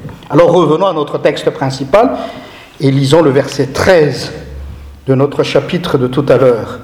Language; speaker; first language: French; non-native, local second language; Malagasy